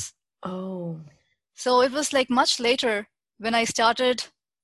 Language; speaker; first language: English; non-native, local second language; Hindi